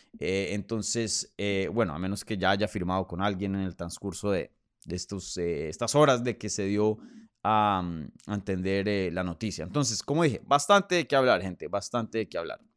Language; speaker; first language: Spanish; native; Spanish